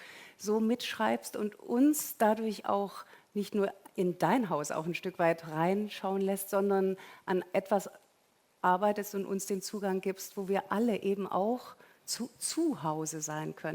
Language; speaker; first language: German; native; German